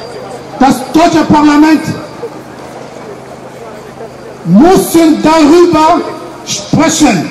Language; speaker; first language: German; non-native, fluent; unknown